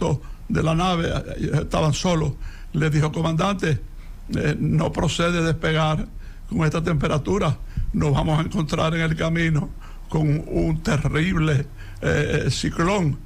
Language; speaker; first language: Spanish; native; Spanish